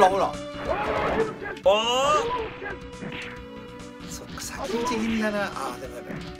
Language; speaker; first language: Japanese; native; Japanese